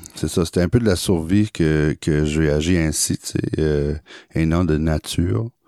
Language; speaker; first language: French; native; French